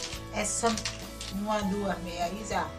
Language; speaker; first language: Italian; non-native, learner; Portuguese